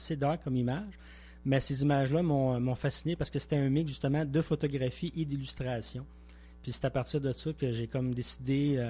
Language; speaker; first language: French; native; French